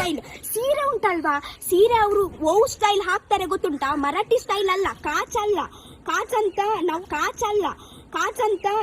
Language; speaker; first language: Kannada; non-native, local second language; Tulu